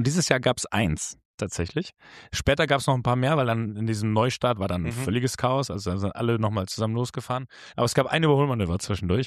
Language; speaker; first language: German; native; German